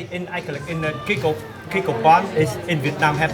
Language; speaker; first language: Dutch; non-native, learner; Vietnamese